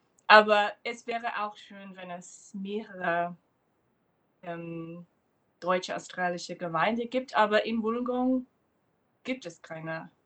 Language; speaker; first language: German; non-native, fluent; English